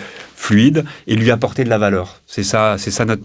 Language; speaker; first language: French; native; French